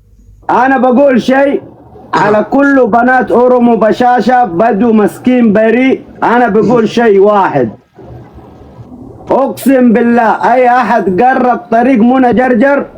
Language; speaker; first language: Arabic; non-native, learner; Oromo